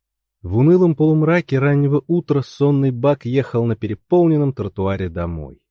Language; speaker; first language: Russian; native; Russian